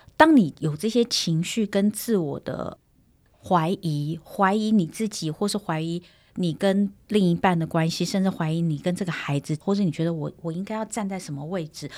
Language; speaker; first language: Chinese; native; Chinese